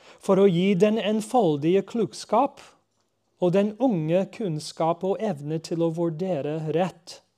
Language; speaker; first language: Norwegian; non-native, fluent; English